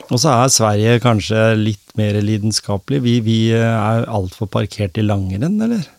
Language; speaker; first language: Norwegian; native; Norwegian